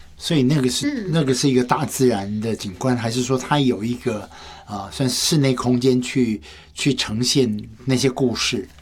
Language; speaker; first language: Chinese; native; Chinese